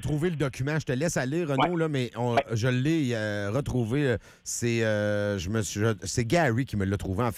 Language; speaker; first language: French; native; French